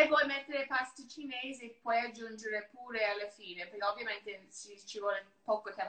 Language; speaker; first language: Italian; non-native, learner; English